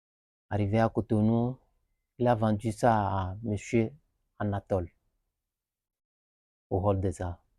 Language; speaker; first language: French; non-native, learner; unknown